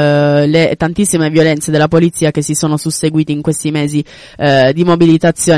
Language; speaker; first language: Italian; native; Italian